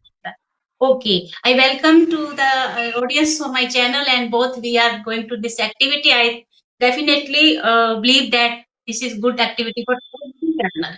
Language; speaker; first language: English; non-native, local second language; Hindi